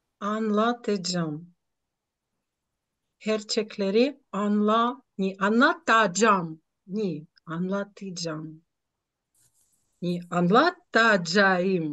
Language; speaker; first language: Turkish; non-native, fluent; Ukrainian